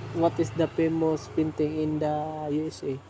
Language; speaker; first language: English; non-native, learner; Filipino